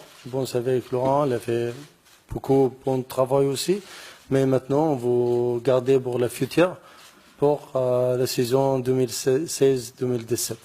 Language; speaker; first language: French; non-native, learner; Arabic